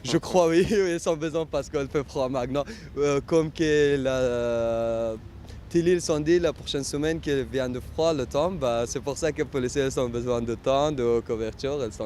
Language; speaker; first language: French; non-native, learner; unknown